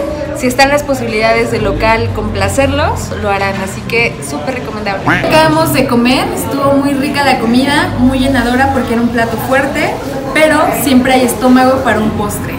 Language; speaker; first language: Spanish; native; Spanish